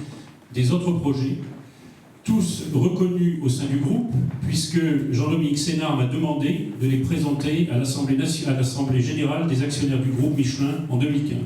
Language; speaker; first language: French; native; French